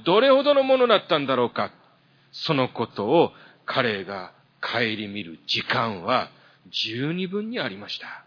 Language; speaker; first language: Japanese; early bilingual, heritage; Japanese